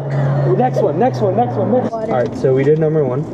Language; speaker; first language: English; early bilingual, other home language; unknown